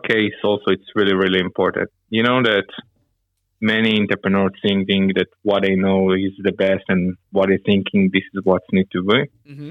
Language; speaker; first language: English; non-native, learner; Hebrew